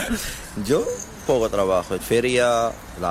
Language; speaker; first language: Spanish; non-native, learner; Arabic